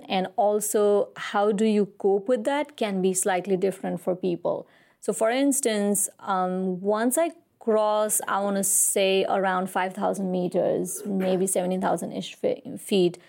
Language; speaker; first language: English; non-native, local second language; Nepali